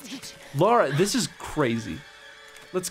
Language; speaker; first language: English; native; English